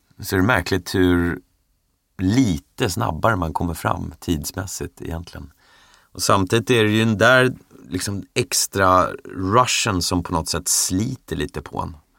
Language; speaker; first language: Swedish; native; Swedish